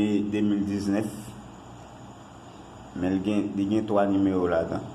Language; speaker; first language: French; non-native, learner; Haitian Creole